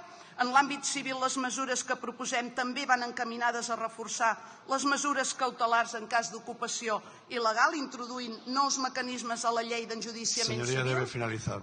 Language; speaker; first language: Catalan; native; Catalan